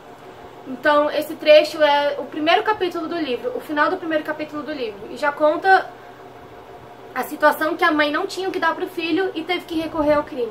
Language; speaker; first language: Portuguese; native; Portuguese